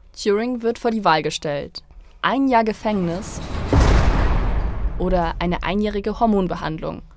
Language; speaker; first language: German; native; German